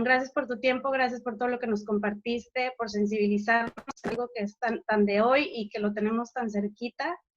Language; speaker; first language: Spanish; native; Spanish